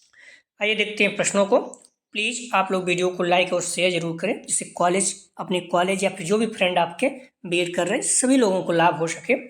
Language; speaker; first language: Hindi; native; Hindi